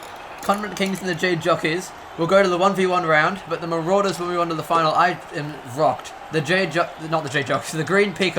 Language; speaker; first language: English; native; English